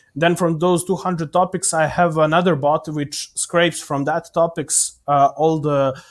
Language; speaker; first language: English; non-native, fluent; Serbian